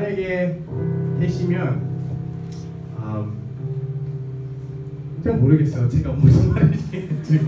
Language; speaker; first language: Korean; non-native, fluent; English